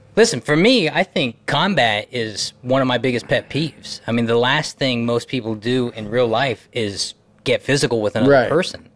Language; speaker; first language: English; native; English